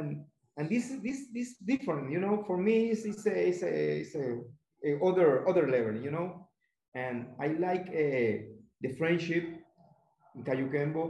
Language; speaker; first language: English; non-native, learner; Spanish